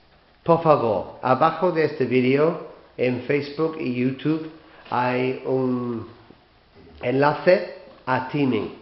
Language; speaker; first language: Spanish; non-native, learner; English